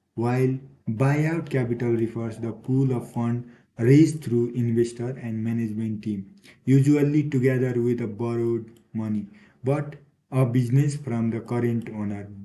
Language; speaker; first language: English; non-native, local second language; Nepali